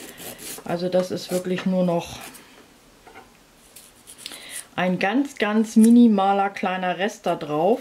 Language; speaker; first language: German; native; German